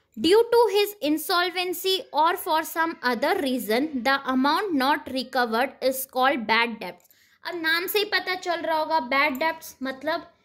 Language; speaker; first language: Hindi; native; Hindi